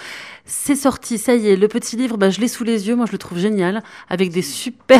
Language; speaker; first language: French; native; French